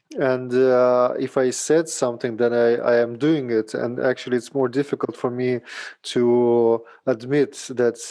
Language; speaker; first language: English; non-native, learner; Russian